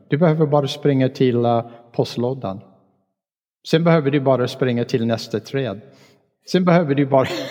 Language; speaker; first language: Swedish; non-native, fluent; English